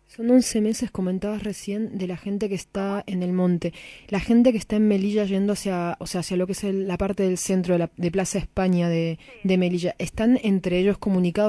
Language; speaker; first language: Spanish; native; Spanish